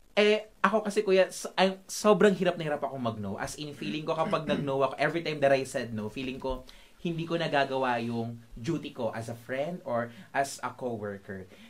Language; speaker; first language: Filipino; native; Filipino